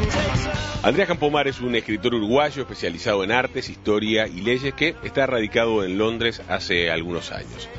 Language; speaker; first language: Spanish; native; Spanish